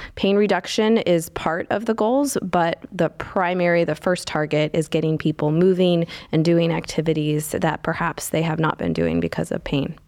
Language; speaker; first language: English; native; English